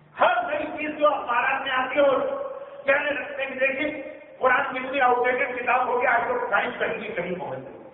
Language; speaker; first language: Urdu; native; Urdu